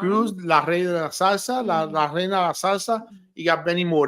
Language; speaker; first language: Spanish; early bilingual, heritage; Spanish